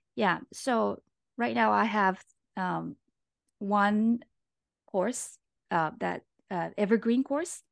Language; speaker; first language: English; non-native, fluent; Japanese